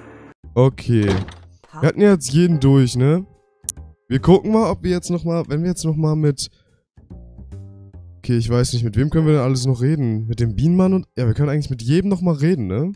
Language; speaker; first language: German; native; German